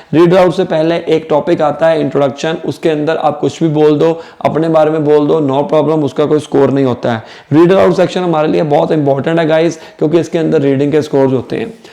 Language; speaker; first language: Hindi; non-native, local second language; Punjabi